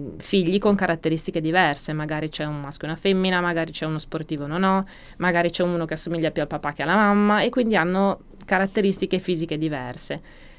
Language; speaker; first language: Italian; native; Italian